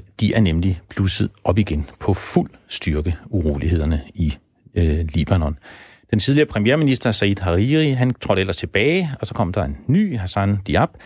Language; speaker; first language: Danish; native; Danish